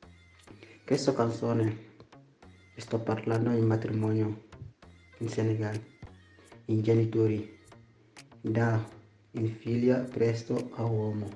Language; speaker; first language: Italian; non-native, learner; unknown